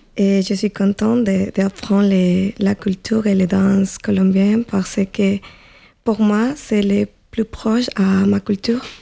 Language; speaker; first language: French; non-native, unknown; Spanish